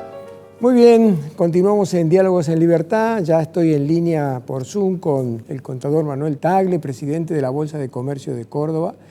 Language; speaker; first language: Spanish; native; Spanish